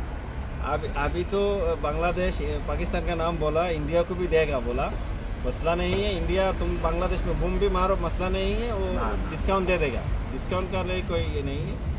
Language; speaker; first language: Hindi; non-native, learner; Bangla